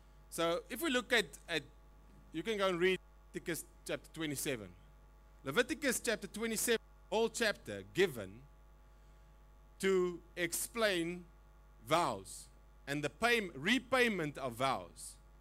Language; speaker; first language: English; non-native, local second language; Afrikaans